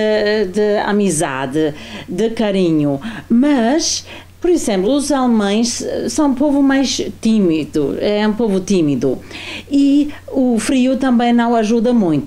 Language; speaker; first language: Portuguese; non-native, fluent; German